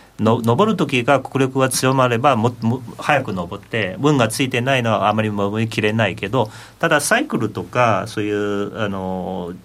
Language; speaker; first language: Japanese; non-native, fluent; Chinese